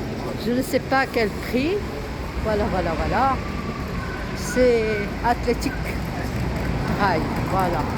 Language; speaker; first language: French; non-native, local second language; Arabic